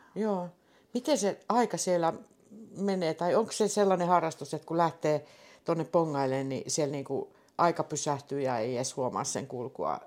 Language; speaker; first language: Finnish; native; Finnish